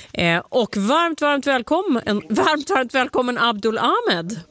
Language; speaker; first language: Swedish; native; Swedish